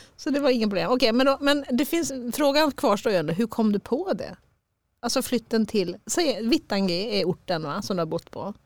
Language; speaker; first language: Swedish; native; Swedish